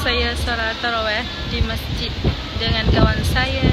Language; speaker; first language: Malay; non-native, learner; Thai